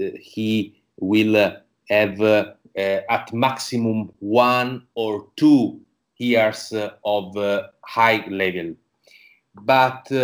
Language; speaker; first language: English; non-native, learner; Italian